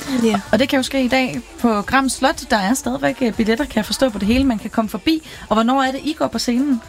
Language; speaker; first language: Danish; native; Danish